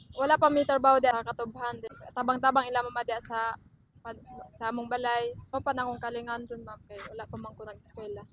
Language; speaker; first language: Cebuano; non-native, local second language; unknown